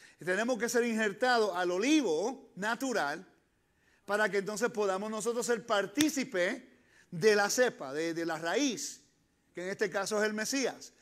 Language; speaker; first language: Spanish; early bilingual, heritage; Spanish